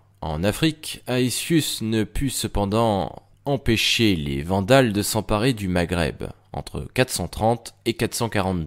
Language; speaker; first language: French; native; French